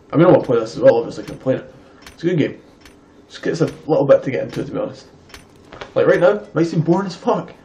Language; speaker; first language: English; native; English